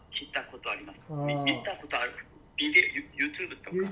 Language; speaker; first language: Japanese; non-native, learner; Korean